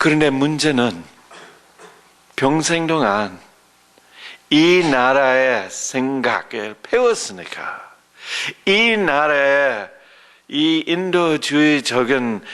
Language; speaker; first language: Korean; early bilingual, other home language; English